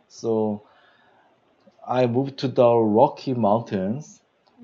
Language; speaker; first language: English; non-native, learner; Korean